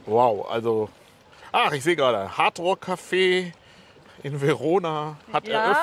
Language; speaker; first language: German; native; German